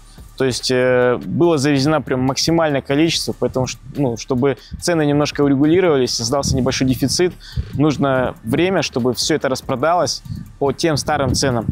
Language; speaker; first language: Russian; native; Russian